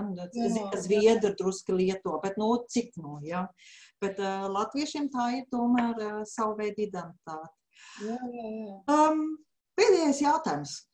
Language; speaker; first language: Latvian; native; Latvian